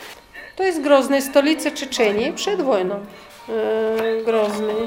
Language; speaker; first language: Polish; non-native, fluent; Chechen